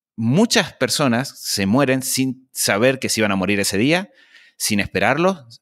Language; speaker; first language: Spanish; native; Spanish